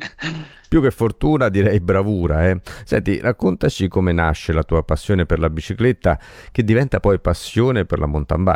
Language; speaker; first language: Italian; native; Italian